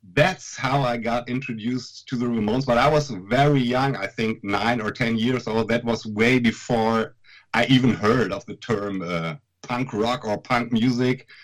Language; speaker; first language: English; non-native, fluent; German